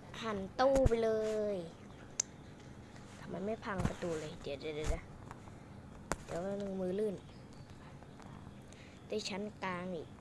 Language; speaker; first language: Thai; native; Thai